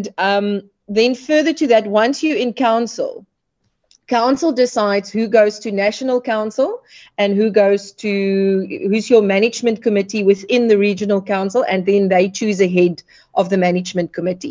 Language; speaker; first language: English; non-native, local second language; Afrikaans